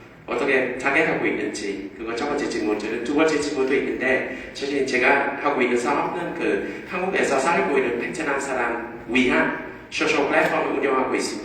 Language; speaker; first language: Korean; non-native, fluent; Vietnamese